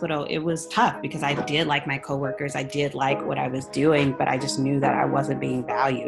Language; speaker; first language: English; native; English